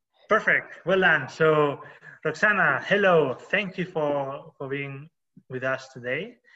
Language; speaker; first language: English; non-native, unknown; Spanish